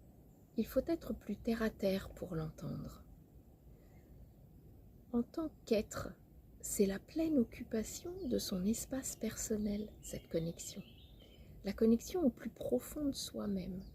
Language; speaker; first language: French; native; French